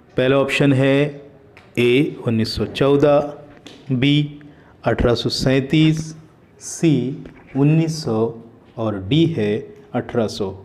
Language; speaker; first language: Hindi; native; Hindi